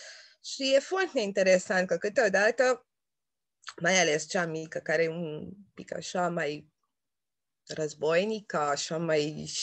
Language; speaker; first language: Romanian; non-native, local second language; Hungarian